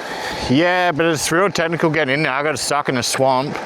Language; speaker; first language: English; native; English